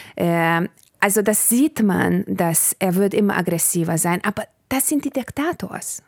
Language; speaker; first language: German; non-native, fluent; Hungarian